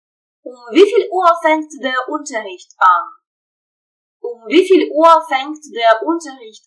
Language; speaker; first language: German; non-native, fluent; Russian